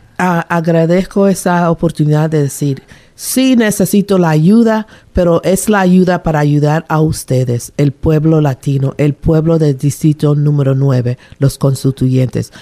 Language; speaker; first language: Spanish; native; Spanish